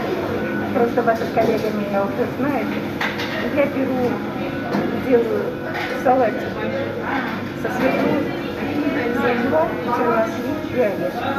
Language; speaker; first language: Russian; native; Russian